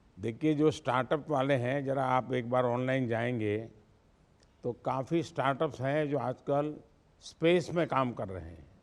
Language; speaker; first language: Hindi; non-native, local second language; Gujarati